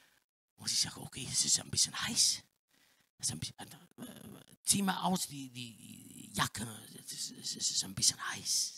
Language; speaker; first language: German; non-native, learner; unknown